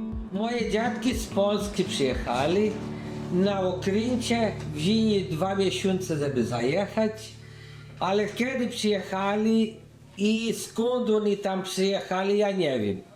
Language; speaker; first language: Polish; early bilingual, heritage; Polish